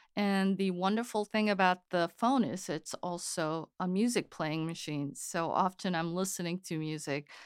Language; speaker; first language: English; non-native, fluent; Korean